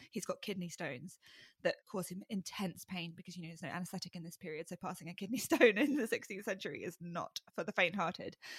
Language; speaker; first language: English; native; English